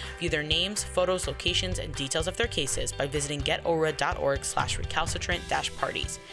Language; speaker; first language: English; native; English